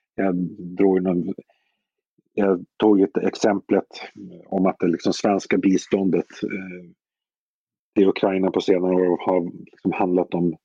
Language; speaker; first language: Swedish; native; Swedish